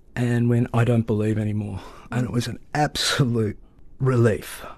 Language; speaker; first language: English; native; English